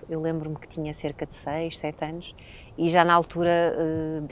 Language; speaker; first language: Portuguese; native; Portuguese